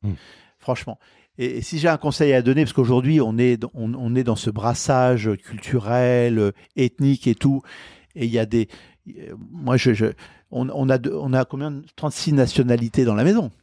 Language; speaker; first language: French; native; French